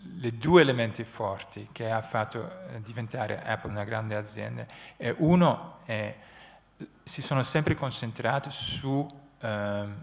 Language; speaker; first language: Italian; non-native, fluent; Dutch